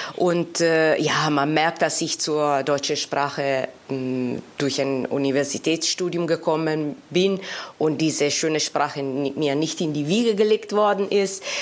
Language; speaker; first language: German; non-native, fluent; Italian